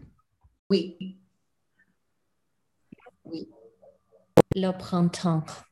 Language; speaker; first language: French; non-native, learner; English